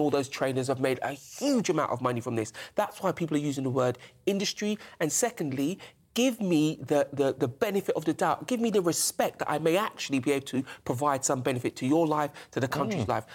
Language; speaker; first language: English; native; English